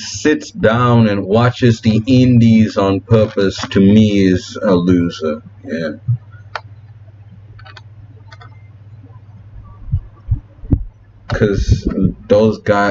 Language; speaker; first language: English; native; English